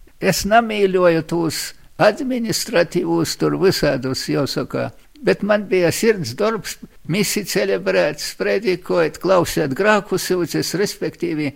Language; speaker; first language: Latvian; native; Latvian